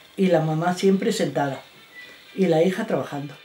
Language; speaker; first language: Spanish; native; Spanish